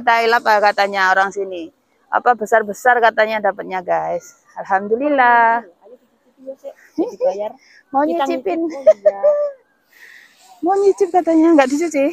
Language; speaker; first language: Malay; non-native, local second language; Javanese